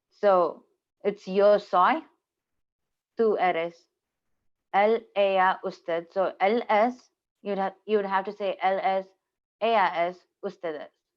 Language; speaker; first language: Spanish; non-native, learner; English